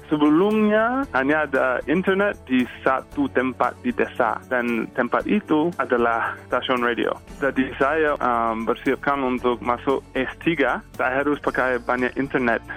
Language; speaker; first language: Indonesian; non-native, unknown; English